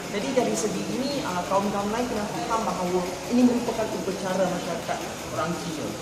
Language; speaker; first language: Malay; non-native, local second language; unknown